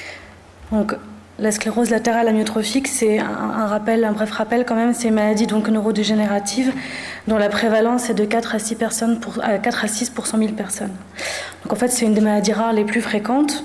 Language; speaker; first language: French; native; French